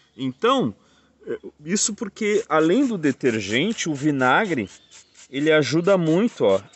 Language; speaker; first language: Portuguese; native; Portuguese